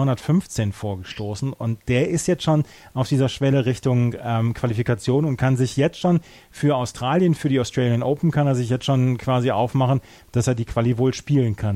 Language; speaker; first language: German; native; German